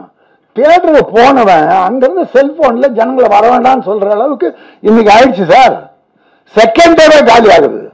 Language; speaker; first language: Tamil; native; Tamil